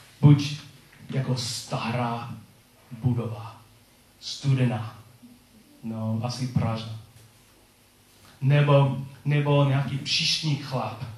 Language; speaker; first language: Czech; non-native, learner; English